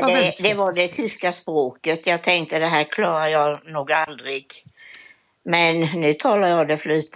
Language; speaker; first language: Swedish; native; Swedish